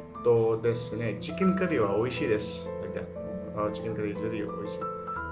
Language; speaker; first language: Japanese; non-native, fluent; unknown